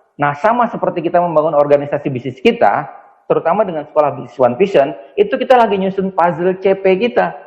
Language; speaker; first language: Indonesian; native; Indonesian